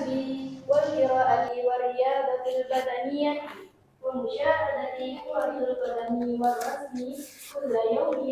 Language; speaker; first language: Arabic; non-native, learner; Indonesian